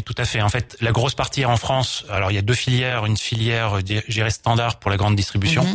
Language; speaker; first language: French; native; French